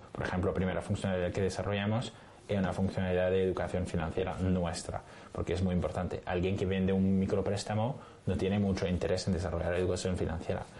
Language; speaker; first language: Spanish; non-native, fluent; French